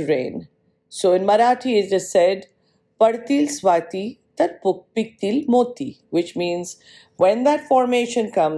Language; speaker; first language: English; non-native, local second language; Marathi